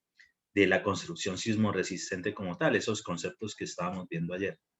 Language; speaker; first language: Spanish; native; Spanish